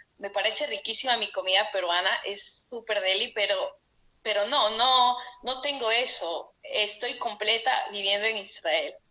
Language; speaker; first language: Spanish; native; Spanish